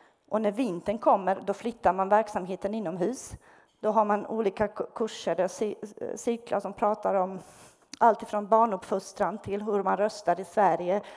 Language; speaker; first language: Swedish; non-native, fluent; Bosnian